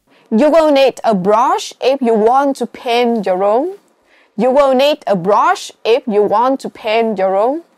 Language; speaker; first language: English; non-native, fluent; Vietnamese